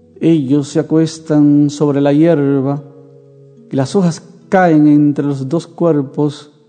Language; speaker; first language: Spanish; native; Spanish